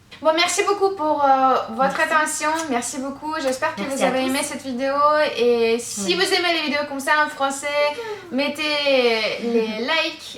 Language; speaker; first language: French; non-native, fluent; Russian